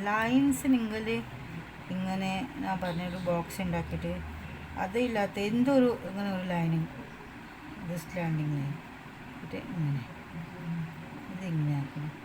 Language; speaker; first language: Malayalam; non-native, fluent; Hindi